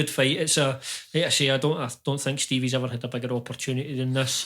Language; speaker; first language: English; native; English